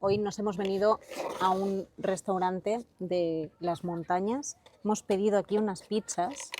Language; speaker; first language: Spanish; native; Spanish